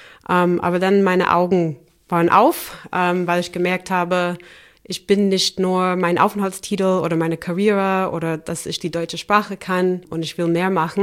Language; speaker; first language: German; non-native, fluent; English